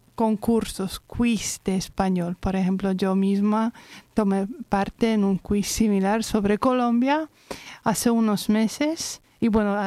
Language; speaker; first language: Spanish; non-native, fluent; Polish